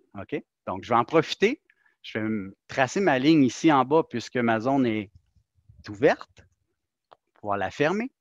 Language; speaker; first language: French; native; French